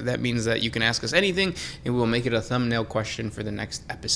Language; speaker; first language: English; native; English